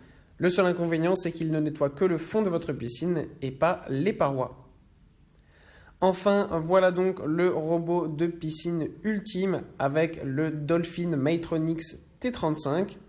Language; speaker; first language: French; native; French